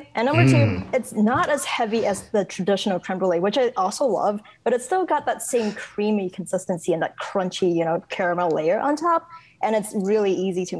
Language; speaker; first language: English; non-native, local second language; Cantonese